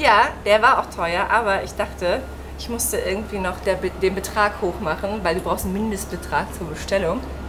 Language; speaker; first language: German; native; German